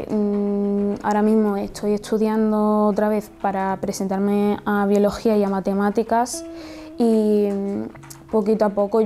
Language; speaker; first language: Spanish; early bilingual, other home language; Arabic